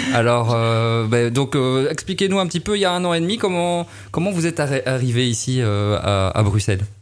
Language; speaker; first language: French; native; French